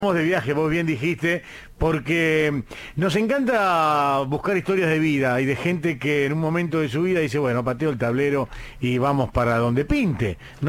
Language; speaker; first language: Spanish; native; Spanish